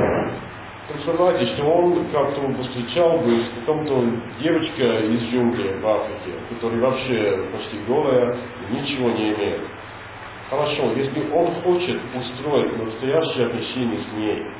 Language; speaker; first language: Russian; non-native, learner; English